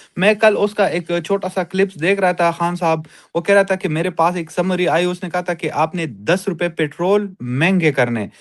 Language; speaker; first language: Urdu; non-native, local second language; Pashto